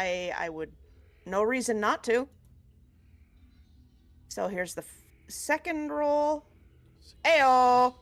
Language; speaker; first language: English; native; English